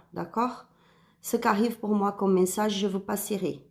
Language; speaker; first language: French; non-native, learner; Spanish